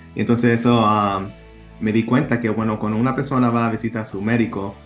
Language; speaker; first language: Spanish; early bilingual, heritage; Spanish